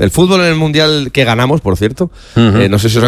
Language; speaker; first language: Spanish; native; Spanish